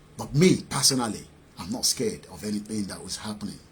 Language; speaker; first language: English; non-native, local second language; Yoruba